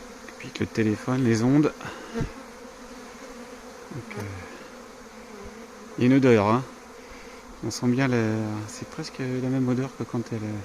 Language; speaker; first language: French; native; French